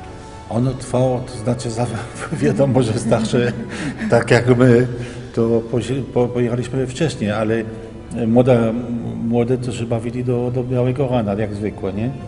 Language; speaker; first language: Polish; early bilingual, heritage; Polish